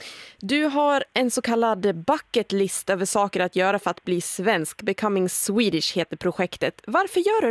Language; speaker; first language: Swedish; native; Swedish